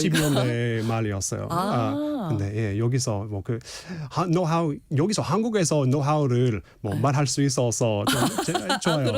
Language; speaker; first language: Korean; non-native, fluent; English